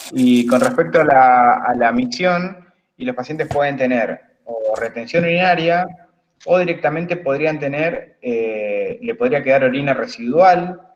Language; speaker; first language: Spanish; native; Spanish